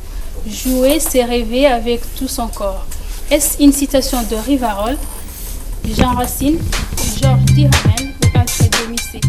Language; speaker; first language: French; non-native, local second language; Comorian